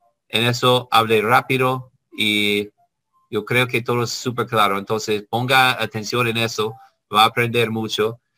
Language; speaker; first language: Spanish; non-native, learner; English